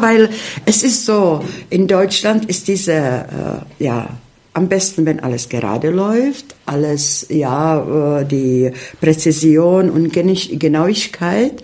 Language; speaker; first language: German; early bilingual, heritage; German